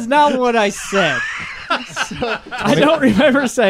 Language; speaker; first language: English; native; English